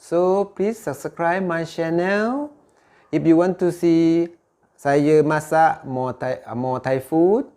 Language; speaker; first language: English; non-native, learner; Thai